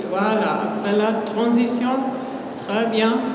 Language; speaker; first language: French; non-native, fluent; German